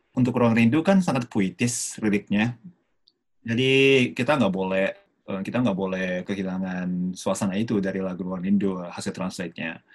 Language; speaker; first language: Indonesian; non-native, fluent; Japanese